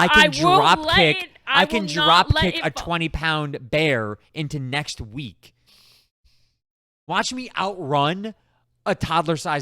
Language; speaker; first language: English; native; English